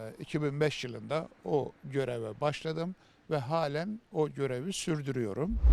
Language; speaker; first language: Turkish; native; Turkish